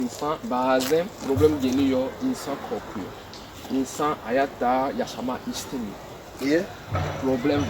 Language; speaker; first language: Turkish; non-native, learner; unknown